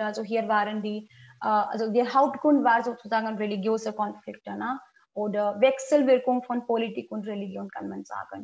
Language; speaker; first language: German; non-native, fluent; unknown